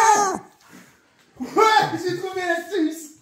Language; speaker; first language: French; native; French